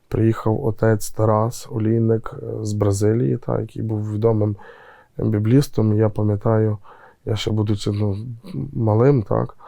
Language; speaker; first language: Ukrainian; native; Ukrainian